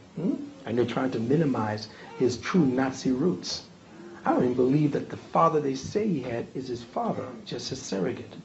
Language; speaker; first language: English; native; English